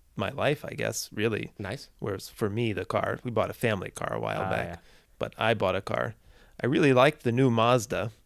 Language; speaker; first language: English; native; English